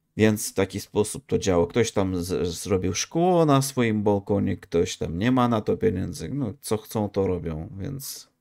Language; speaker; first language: Polish; non-native, fluent; Russian